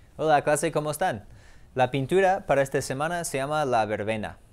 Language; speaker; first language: Spanish; non-native, fluent; English